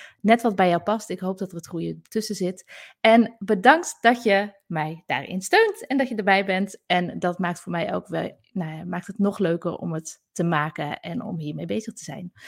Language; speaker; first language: Dutch; native; Dutch